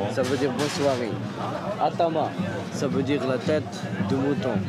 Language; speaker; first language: French; non-native, local second language; Arabic